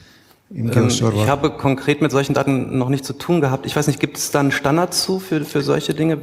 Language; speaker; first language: German; native; German